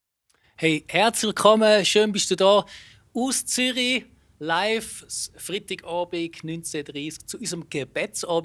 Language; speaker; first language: German; native; German